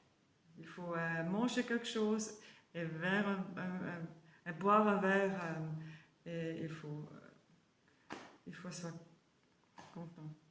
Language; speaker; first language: French; non-native, learner; German